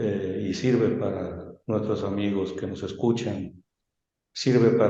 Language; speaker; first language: Spanish; native; Spanish